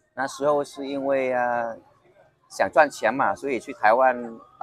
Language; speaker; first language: Chinese; non-native, fluent; Vietnamese